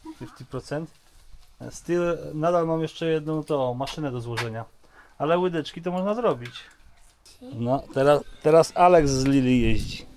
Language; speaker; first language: Polish; native; Polish